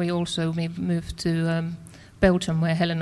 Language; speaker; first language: English; non-native, fluent; Finnish